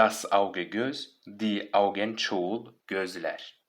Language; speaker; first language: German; non-native, fluent; Turkish